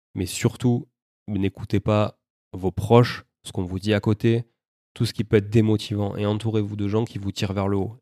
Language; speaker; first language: French; native; French